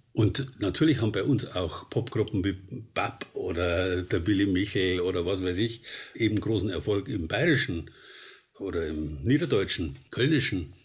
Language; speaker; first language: German; native; German